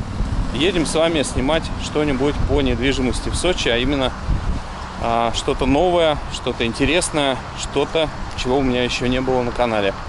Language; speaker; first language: Russian; native; Russian